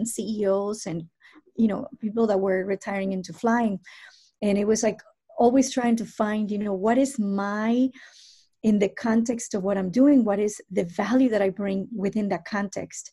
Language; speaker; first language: English; non-native, fluent; Spanish